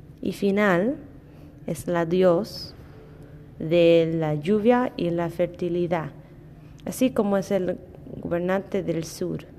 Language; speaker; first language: Spanish; non-native, learner; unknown